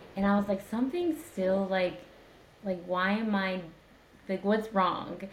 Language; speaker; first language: English; native; English